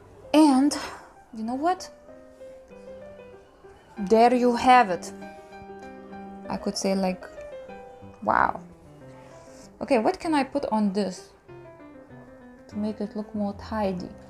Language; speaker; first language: English; non-native, fluent; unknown